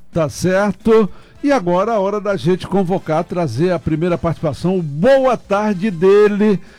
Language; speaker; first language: Portuguese; native; Portuguese